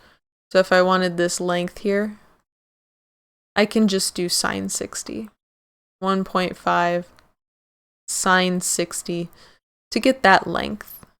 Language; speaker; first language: English; native; English